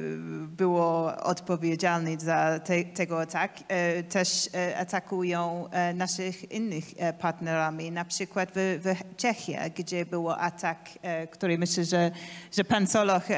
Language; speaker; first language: Polish; non-native, learner; English